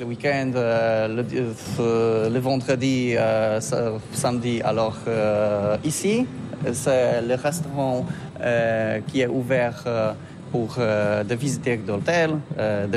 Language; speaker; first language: French; non-native, learner; Polish